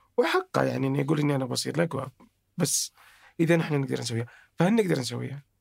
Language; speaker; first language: Arabic; native; Arabic